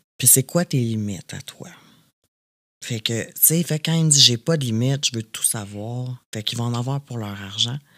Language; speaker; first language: French; native; French